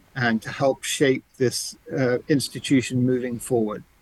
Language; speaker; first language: English; native; English